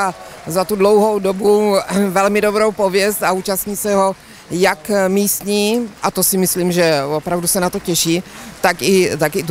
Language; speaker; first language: Czech; native; Czech